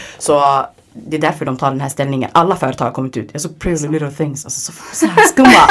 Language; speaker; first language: Swedish; early bilingual, other home language; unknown